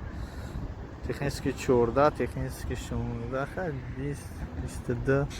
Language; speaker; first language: Russian; non-native, learner; Tajik